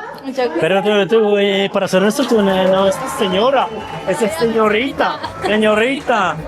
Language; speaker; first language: Spanish; non-native, learner; Polish